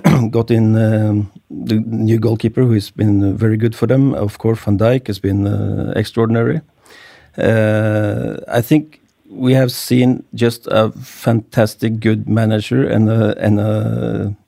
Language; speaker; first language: English; non-native, fluent; Norwegian